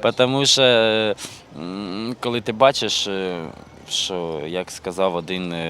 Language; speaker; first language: Ukrainian; native; Ukrainian